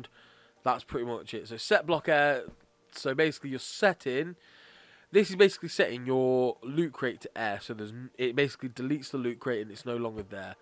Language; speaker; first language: English; native; English